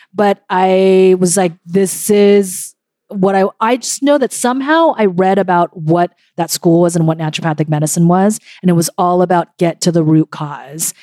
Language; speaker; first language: English; early bilingual, other home language; Korean